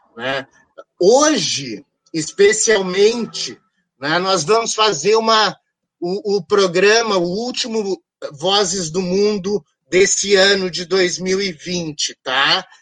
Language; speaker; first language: Portuguese; native; Portuguese